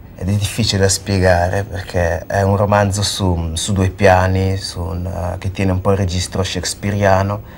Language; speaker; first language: Italian; early bilingual, other home language; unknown